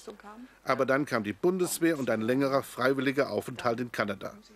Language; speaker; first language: German; native; German